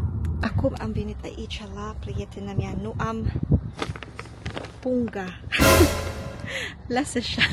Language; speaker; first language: Romanian; non-native, learner; Filipino